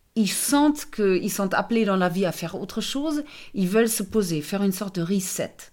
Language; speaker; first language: French; non-native, fluent; German